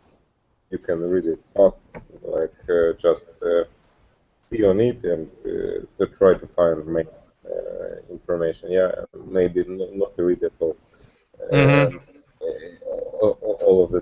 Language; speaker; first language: English; non-native, learner; Russian